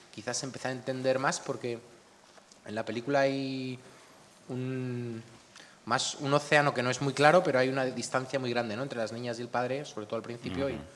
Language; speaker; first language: Spanish; native; Spanish